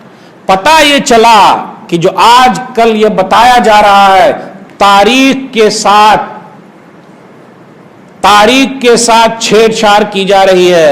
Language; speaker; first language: Hindi; native; Hindi